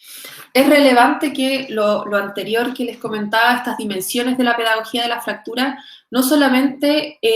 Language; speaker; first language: Spanish; native; Spanish